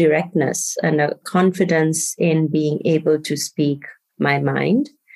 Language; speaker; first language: English; non-native, local second language; Bangla